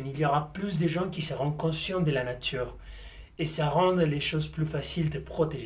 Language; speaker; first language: French; non-native, fluent; Spanish